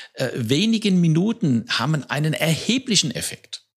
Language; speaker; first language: German; native; German